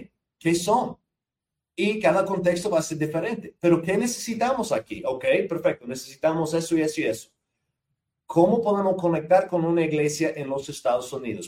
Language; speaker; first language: Spanish; non-native, fluent; English